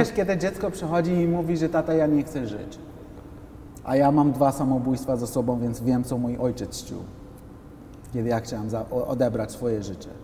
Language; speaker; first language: Polish; non-native, fluent; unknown